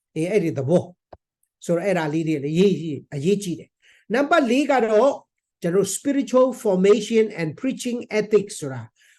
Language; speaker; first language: Burmese; non-native, local second language; Hakha Chin